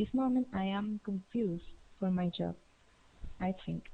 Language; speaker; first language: English; non-native, learner; Spanish